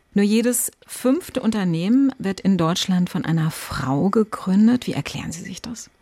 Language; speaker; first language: German; native; German